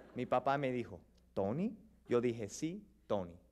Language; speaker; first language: Spanish; early bilingual, heritage; Spanish